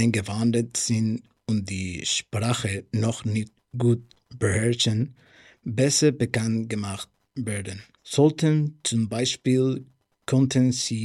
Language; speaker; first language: German; non-native, learner; Spanish